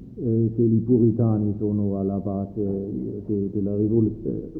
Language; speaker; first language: Italian; non-native, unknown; German